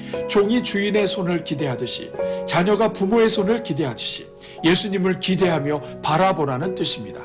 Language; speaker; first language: Korean; native; Korean